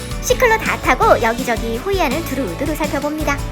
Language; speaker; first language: Korean; native; Korean